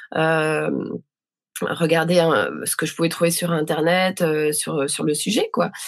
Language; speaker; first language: French; native; French